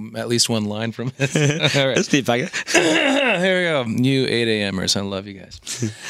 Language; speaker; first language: English; native; English